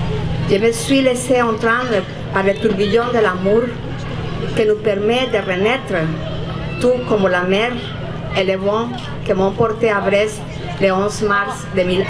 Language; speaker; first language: French; non-native, fluent; Spanish